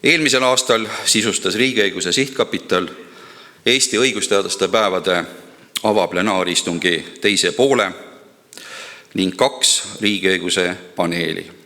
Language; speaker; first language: Estonian; native; Estonian